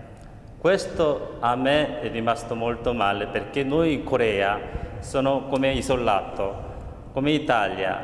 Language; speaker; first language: Italian; non-native, learner; Korean